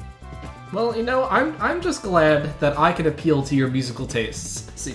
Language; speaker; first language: English; native; English